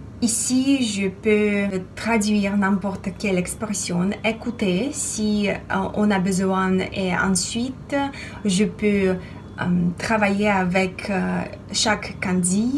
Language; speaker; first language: French; non-native, fluent; Russian